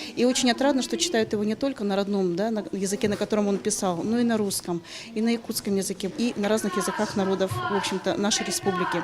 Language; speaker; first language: Russian; native; Russian